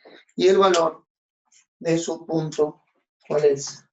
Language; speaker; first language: Spanish; native; Spanish